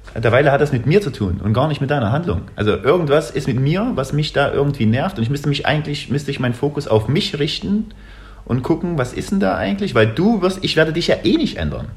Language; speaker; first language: German; early bilingual, other home language; Russian